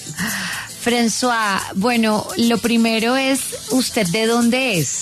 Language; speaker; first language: Spanish; native; Spanish